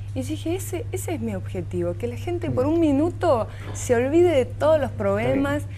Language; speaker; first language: Spanish; non-native, local second language; German